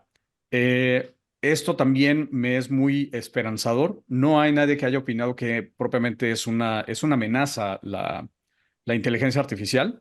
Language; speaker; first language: Spanish; native; Spanish